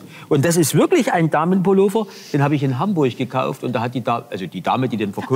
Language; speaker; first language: German; native; German